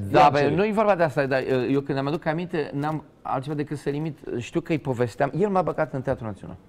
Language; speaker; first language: Romanian; native; Romanian